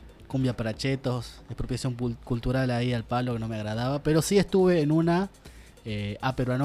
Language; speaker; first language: Spanish; native; Spanish